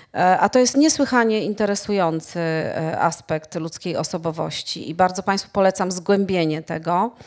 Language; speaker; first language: Polish; native; Polish